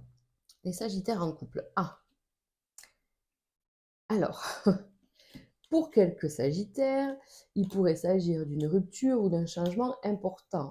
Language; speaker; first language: French; native; French